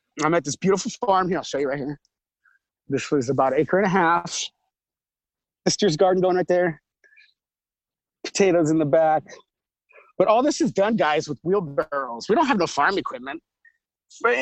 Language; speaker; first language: English; native; English